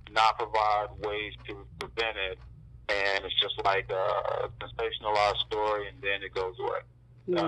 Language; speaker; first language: English; native; English